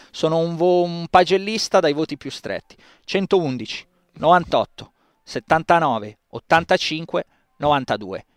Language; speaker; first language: Italian; native; Italian